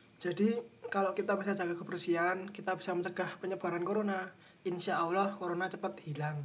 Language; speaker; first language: Indonesian; non-native, local second language; Javanese